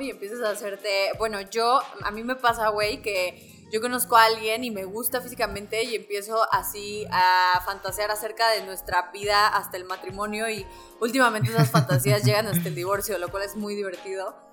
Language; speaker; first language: Spanish; native; Spanish